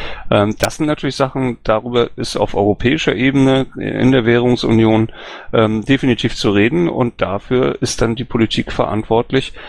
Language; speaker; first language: German; native; German